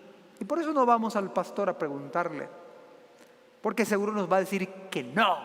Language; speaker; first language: Spanish; native; Spanish